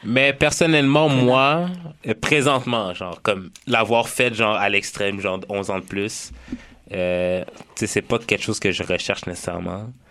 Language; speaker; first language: French; native; French